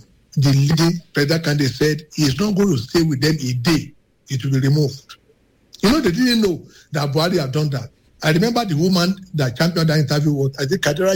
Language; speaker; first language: English; non-native, local second language; Yoruba